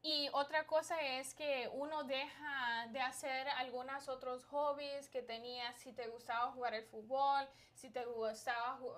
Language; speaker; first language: Spanish; early bilingual, other home language; English